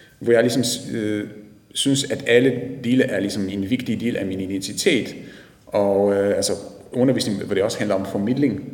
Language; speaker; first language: Danish; non-native, fluent; Polish